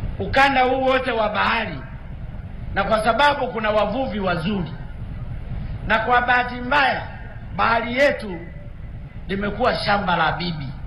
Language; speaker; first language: Swahili; non-native, local second language; Sukuma